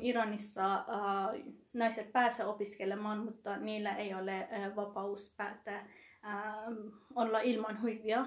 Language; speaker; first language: Finnish; non-native, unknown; Persian